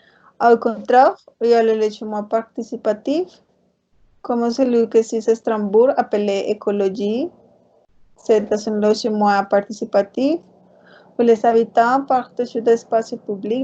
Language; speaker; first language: French; non-native, learner; Spanish